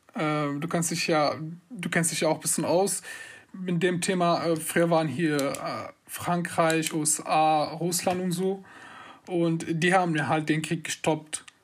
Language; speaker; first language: German; non-native, fluent; Arabic